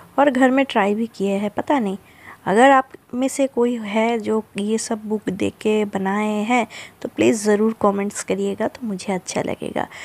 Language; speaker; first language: Hindi; non-native, local second language; Bangla